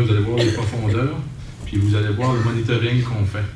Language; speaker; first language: French; native; French